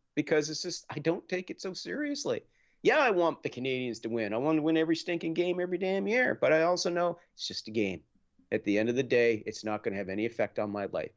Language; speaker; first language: English; native; English